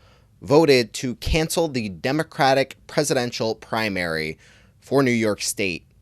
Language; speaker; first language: English; native; English